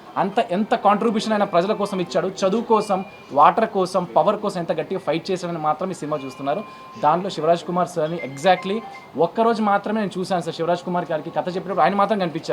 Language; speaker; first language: Telugu; native; Telugu